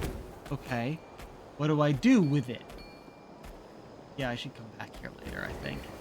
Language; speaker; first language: English; native; English